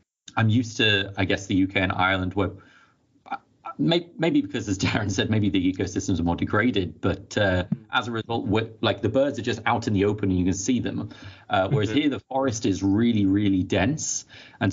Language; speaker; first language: English; native; English